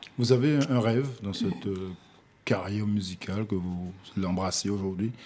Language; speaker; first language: French; native; French